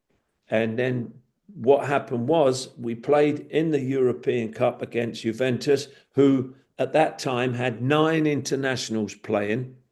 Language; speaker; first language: English; native; English